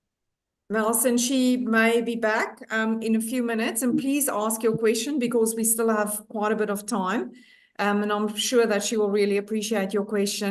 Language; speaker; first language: English; non-native, learner; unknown